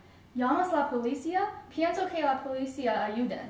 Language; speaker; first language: Spanish; non-native, learner; English